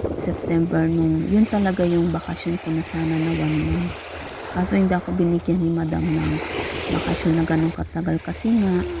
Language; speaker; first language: Filipino; non-native, local second language; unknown